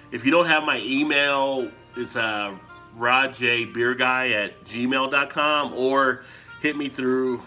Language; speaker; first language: English; native; English